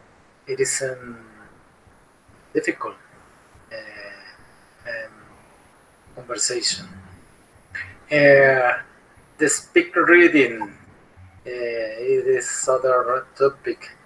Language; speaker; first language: English; non-native, learner; Spanish